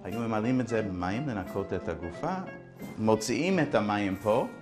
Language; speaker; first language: Hebrew; non-native, fluent; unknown